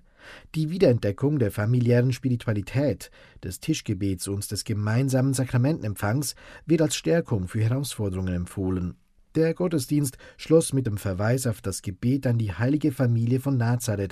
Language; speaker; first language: German; native; German